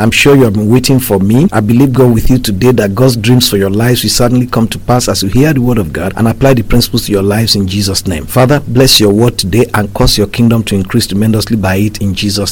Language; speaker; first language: English; non-native, local second language; Yoruba